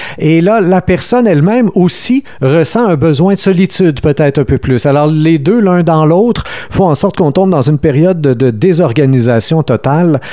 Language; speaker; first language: French; native; French